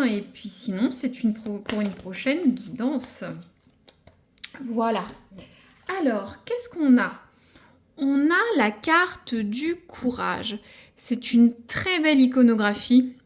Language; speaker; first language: French; native; French